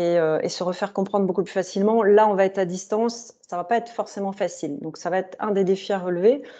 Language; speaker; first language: French; native; French